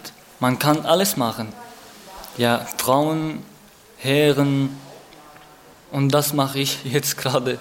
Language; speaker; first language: German; non-native, learner; Arabic